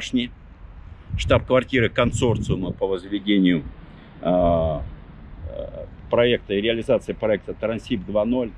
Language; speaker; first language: Russian; native; Russian